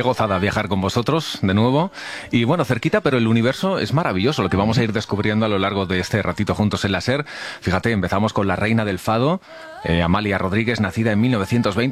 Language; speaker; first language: Spanish; native; Spanish